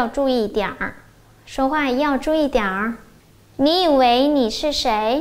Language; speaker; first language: Chinese; non-native, fluent; Vietnamese